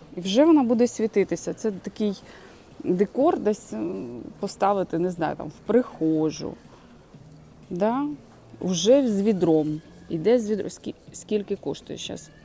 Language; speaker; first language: Ukrainian; native; Ukrainian